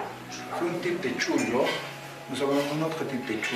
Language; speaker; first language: French; non-native, learner; Spanish